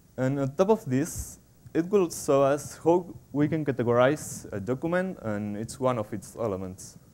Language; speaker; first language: English; non-native, fluent; Spanish